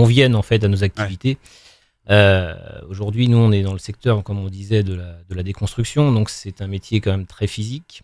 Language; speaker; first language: French; native; French